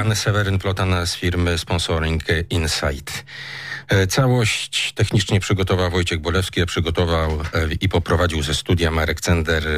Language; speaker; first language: Polish; native; Polish